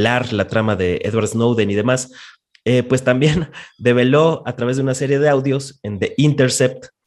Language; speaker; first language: Spanish; native; Spanish